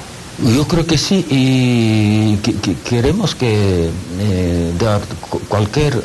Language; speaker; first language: Spanish; non-native, learner; Japanese